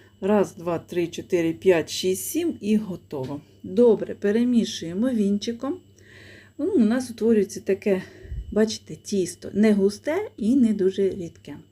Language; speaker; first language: Ukrainian; native; Ukrainian